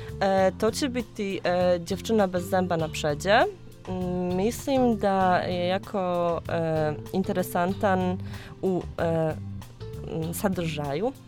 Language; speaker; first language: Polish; non-native, learner; Serbian